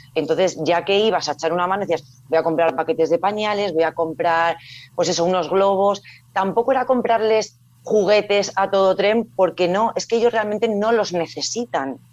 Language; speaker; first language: Spanish; native; Spanish